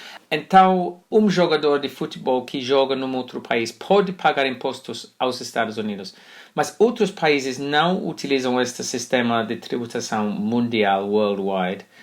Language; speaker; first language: Portuguese; non-native, fluent; English